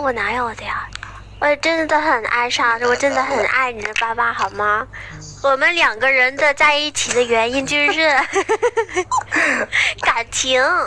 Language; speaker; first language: Chinese; non-native, fluent; Vietnamese